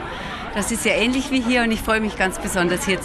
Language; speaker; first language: German; native; German